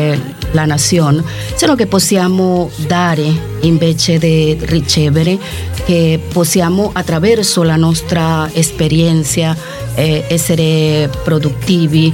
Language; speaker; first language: Italian; non-native, fluent; Spanish